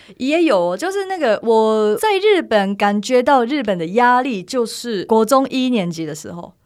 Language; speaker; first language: Chinese; non-native, fluent; Japanese